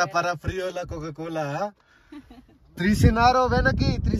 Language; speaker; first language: Spanish; non-native, learner; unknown